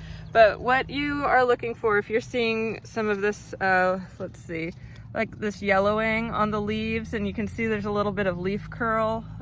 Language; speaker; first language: English; native; English